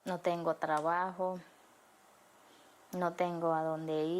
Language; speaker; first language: Spanish; non-native, learner; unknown